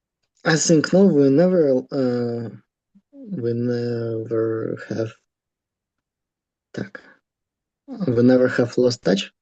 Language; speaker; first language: English; non-native, learner; Russian